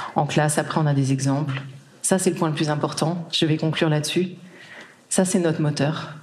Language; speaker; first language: French; native; French